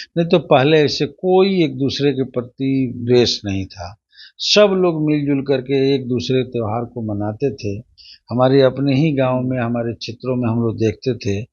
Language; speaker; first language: Hindi; native; Hindi